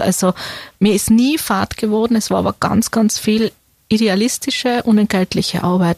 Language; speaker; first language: German; native; German